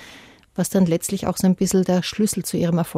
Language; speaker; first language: German; native; German